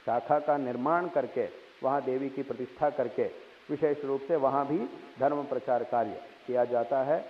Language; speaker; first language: Hindi; non-native, local second language; Telugu